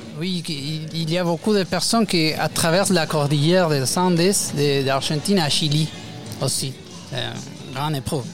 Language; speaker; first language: French; non-native, learner; Spanish